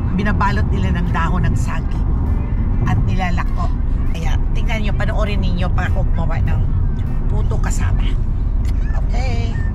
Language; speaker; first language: Filipino; non-native, local second language; Cebuano